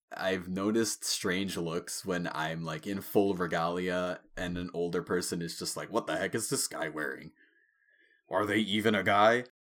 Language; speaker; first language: English; native; English